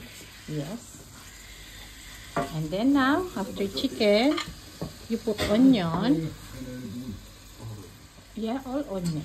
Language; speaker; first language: English; non-native, learner; Filipino